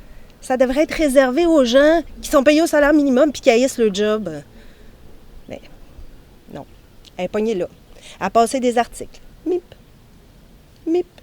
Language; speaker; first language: French; native; French